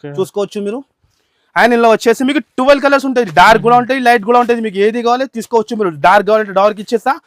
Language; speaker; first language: Telugu; non-native, local second language; Urdu